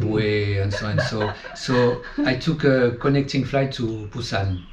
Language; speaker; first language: English; non-native, fluent; French